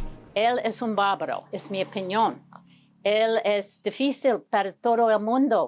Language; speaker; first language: Spanish; non-native, learner; English